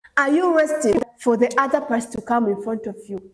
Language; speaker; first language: English; non-native, local second language; Swahili